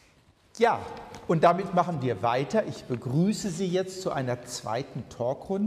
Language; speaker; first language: German; native; German